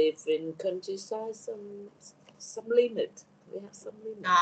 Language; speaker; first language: English; non-native, learner; Thai